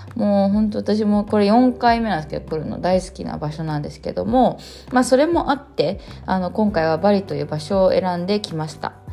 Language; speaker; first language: Japanese; native; Japanese